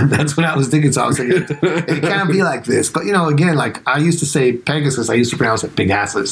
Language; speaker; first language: English; non-native, fluent; Spanish